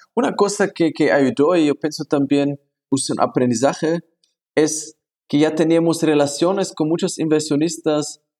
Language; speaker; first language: Spanish; non-native, fluent; German